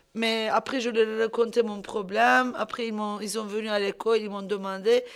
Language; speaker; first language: French; non-native, fluent; Turkish